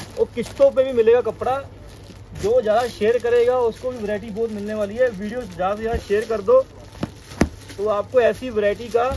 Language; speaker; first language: Hindi; non-native, local second language; Punjabi